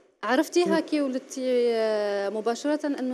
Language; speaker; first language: Arabic; native; Arabic